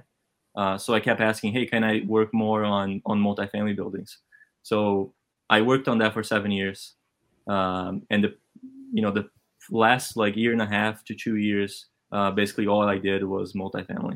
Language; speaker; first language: English; non-native, fluent; Portuguese